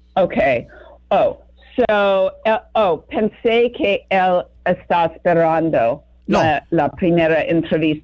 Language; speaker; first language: Spanish; non-native, learner; English